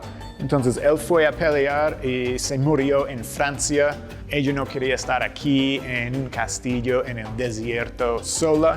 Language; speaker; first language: Spanish; non-native, fluent; English